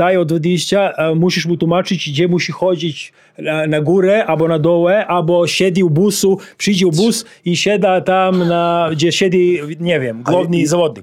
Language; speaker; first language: Polish; non-native, fluent; Serbian